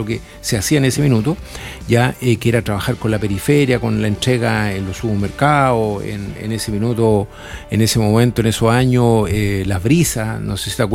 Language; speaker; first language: Spanish; native; Spanish